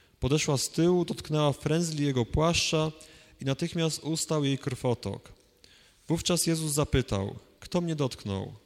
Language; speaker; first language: Polish; native; Polish